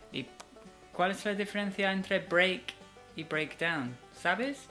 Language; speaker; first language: Spanish; non-native, fluent; English